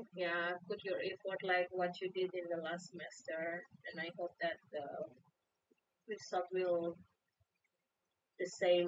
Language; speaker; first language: English; non-native, fluent; Indonesian